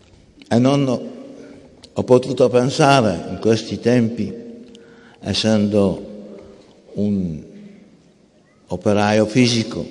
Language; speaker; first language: Italian; non-native, fluent; Polish